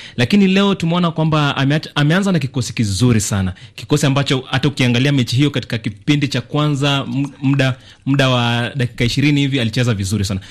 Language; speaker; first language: Swahili; native; Swahili